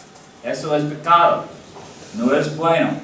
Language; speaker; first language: Spanish; non-native, learner; English